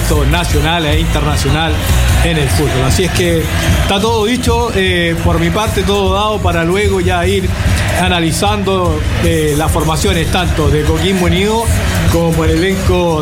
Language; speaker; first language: Spanish; native; Spanish